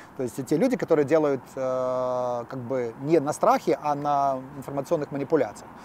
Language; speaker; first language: Russian; native; Russian